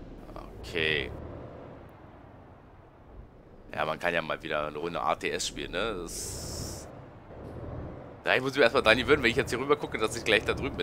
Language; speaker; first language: German; native; German